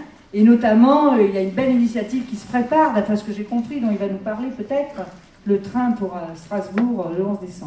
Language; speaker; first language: French; native; French